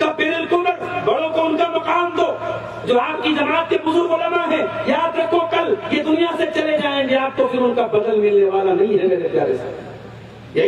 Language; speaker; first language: Urdu; native; Urdu